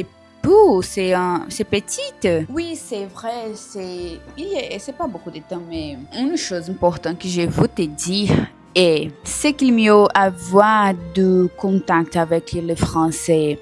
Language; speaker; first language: French; non-native, learner; Portuguese